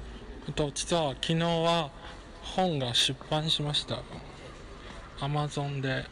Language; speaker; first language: Japanese; non-native, fluent; Chinese